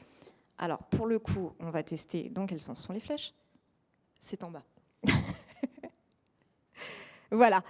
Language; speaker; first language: French; native; French